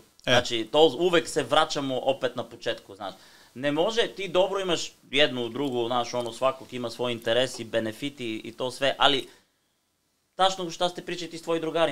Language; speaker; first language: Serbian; non-native, learner; Bulgarian